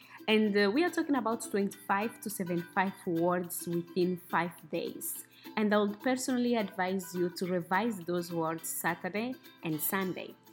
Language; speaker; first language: English; non-native, fluent; Spanish